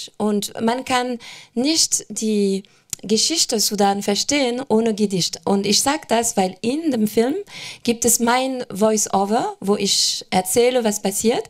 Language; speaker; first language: German; non-native, fluent; French